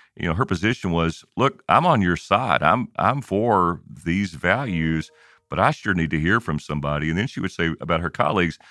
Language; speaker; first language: English; native; English